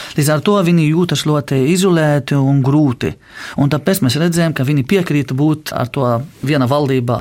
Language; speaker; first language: Latvian; non-native, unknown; Arabic